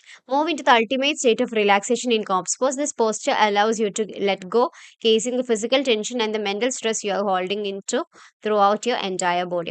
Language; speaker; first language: English; non-native, local second language; Malayalam